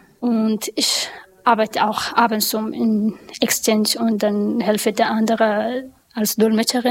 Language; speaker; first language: German; non-native, learner; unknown